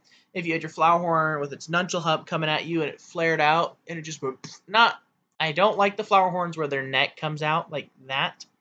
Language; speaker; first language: English; native; English